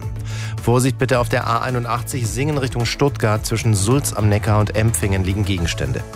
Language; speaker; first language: German; native; German